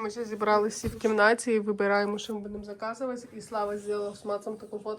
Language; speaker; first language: Ukrainian; native; Ukrainian